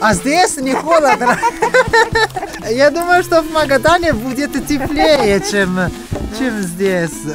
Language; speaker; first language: Russian; non-native, learner; Italian